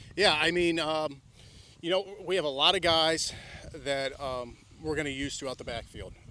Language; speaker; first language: English; native; English